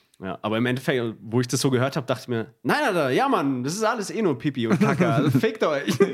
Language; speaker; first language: German; native; German